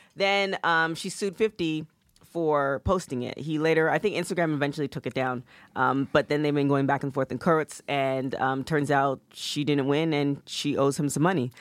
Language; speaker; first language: English; native; English